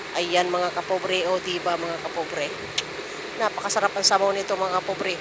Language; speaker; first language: Filipino; non-native, local second language; Cebuano